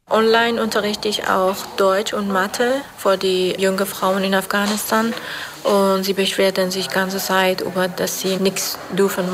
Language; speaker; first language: German; non-native, learner; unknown